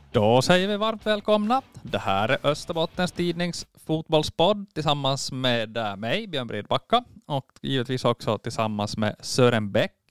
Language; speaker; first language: Swedish; native; Swedish